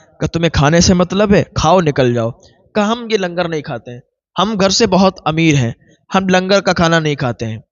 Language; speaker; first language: Urdu; native; Urdu